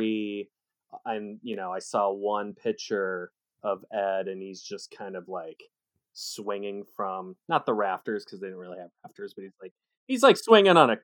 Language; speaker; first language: English; native; English